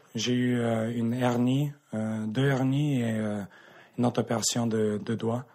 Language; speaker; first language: French; native; French